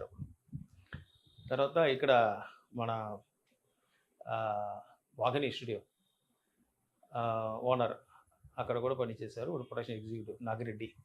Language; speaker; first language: Telugu; non-native, learner; Tamil